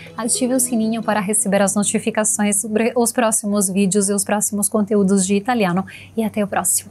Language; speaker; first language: Portuguese; non-native, fluent; Italian